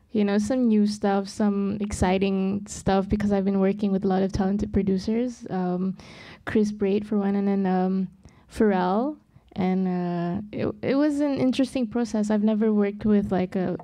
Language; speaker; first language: English; non-native, local second language; Malay